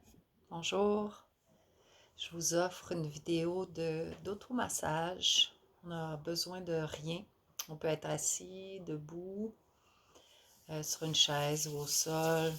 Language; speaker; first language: French; native; French